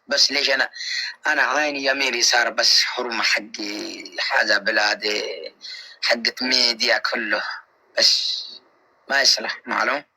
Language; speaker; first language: Arabic; non-native, learner; Oromo